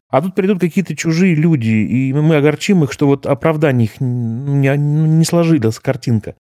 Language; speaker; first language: Russian; native; Russian